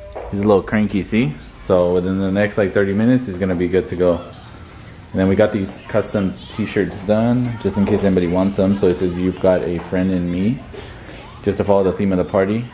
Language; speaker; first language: English; early bilingual, other home language; Spanish